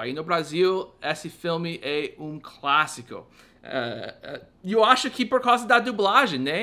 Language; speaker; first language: Portuguese; non-native, fluent; English